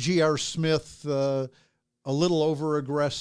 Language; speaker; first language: English; native; English